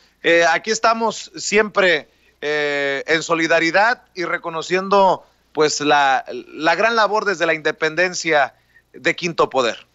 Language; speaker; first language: Spanish; native; Spanish